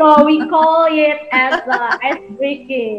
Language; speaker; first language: English; non-native, fluent; Indonesian